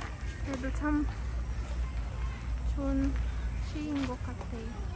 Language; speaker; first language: Korean; non-native, learner; Kazakh